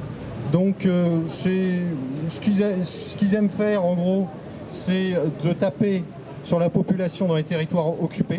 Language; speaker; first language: French; native; French